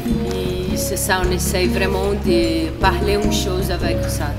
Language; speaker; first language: French; non-native, fluent; Portuguese